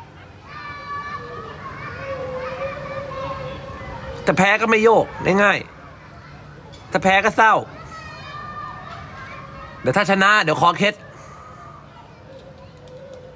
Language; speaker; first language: Thai; native; Thai